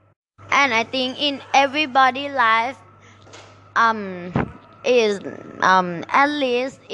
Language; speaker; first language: English; non-native, learner; Thai